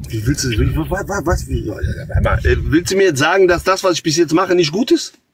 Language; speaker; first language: German; early bilingual, other home language; Croatian